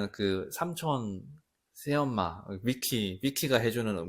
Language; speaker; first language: Korean; native; Korean